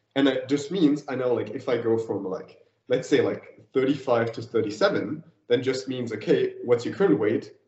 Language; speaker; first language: English; non-native, fluent; German